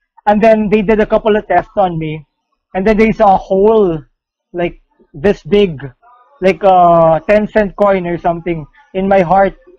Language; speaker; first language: English; non-native, local second language; Filipino